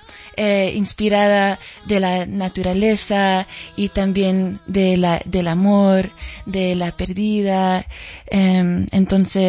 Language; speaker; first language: Spanish; early bilingual, heritage; English